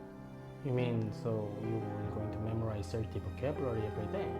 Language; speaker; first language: English; non-native, fluent; Korean